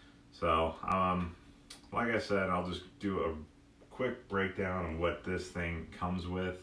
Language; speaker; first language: English; native; English